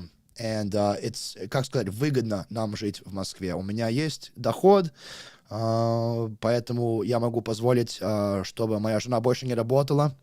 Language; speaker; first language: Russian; non-native, learner; English